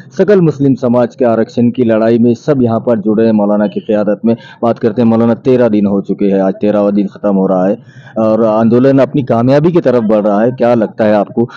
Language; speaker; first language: Urdu; native; Urdu